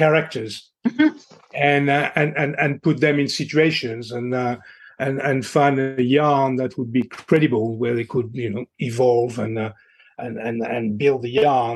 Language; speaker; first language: English; non-native, fluent; French